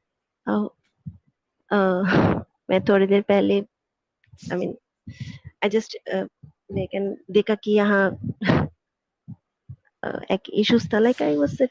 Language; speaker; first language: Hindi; non-native, fluent; Bangla